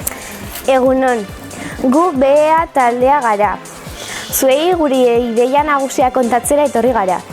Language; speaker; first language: Basque; native; Basque